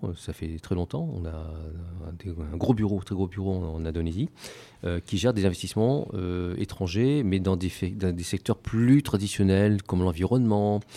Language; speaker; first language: French; native; French